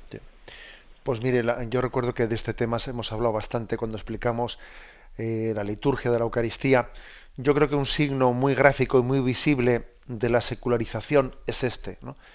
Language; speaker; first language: Spanish; native; Spanish